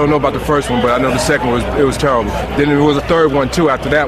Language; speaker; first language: English; native; English